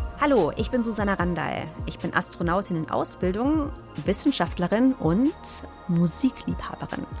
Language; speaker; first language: German; native; German